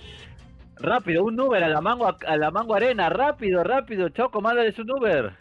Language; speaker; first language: Spanish; native; Spanish